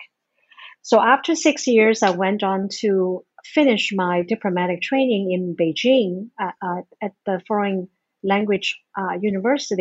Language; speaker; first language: English; non-native, fluent; Chinese